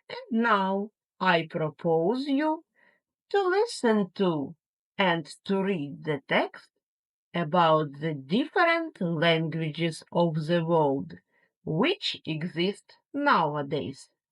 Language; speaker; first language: English; non-native, fluent; Ukrainian